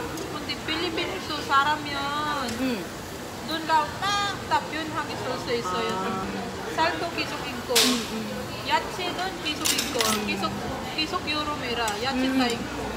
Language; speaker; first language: Korean; non-native, learner; Filipino